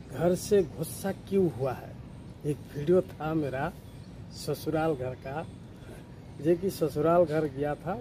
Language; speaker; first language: Hindi; non-native, local second language; Odia